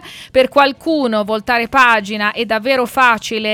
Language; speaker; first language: Italian; native; Italian